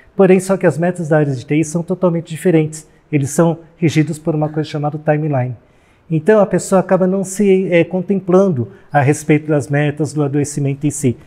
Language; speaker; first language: Portuguese; native; Portuguese